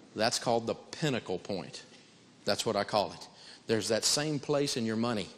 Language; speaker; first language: English; native; English